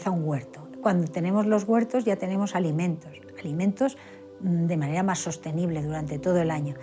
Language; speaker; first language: Spanish; native; Spanish